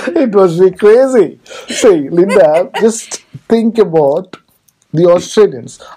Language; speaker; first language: English; non-native, local second language; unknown